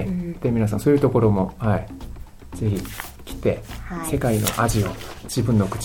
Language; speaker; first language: Japanese; non-native, fluent; Korean